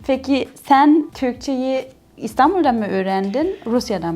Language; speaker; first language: Turkish; non-native, fluent; German